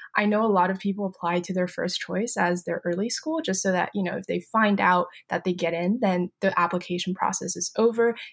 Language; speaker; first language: English; non-native, fluent; Chinese